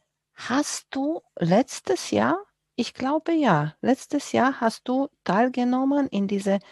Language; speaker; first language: German; non-native, fluent; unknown